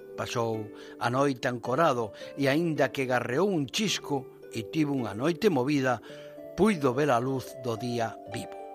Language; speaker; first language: Galician; native; Galician